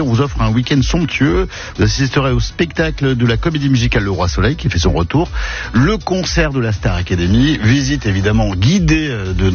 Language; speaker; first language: French; native; French